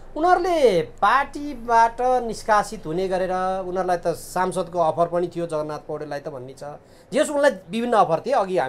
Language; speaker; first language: Nepali; native; Nepali